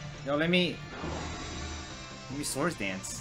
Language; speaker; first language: English; native; English